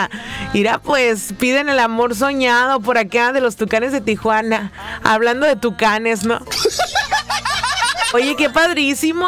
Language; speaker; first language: Spanish; native; Spanish